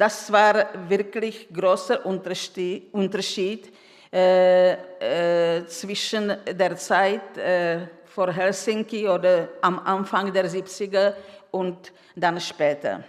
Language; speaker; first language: German; non-native, fluent; Czech